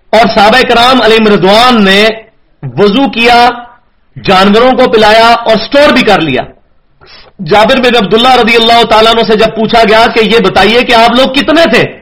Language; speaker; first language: Urdu; non-native, local second language; Punjabi